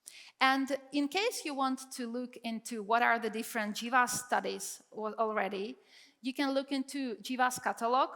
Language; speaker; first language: English; non-native, fluent; Czech